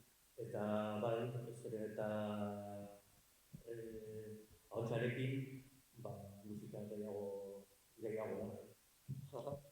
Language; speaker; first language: Basque; non-native, local second language; Spanish